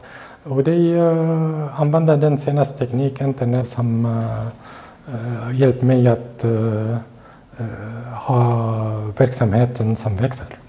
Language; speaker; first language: Swedish; non-native, fluent; Arabic